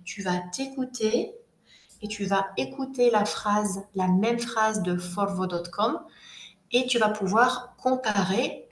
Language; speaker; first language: French; native; French